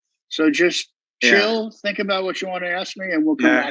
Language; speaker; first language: English; native; English